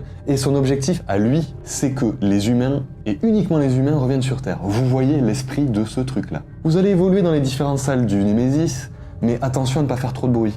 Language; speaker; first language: French; native; French